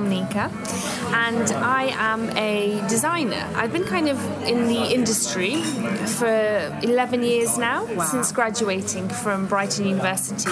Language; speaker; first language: English; native; English